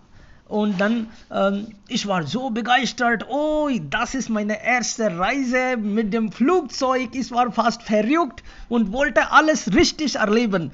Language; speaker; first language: German; non-native, fluent; Hindi